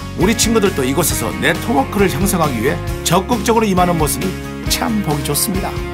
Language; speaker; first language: Korean; native; Korean